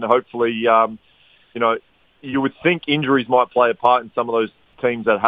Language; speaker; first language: English; native; English